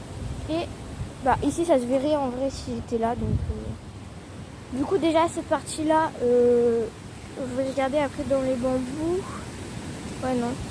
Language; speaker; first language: French; native; French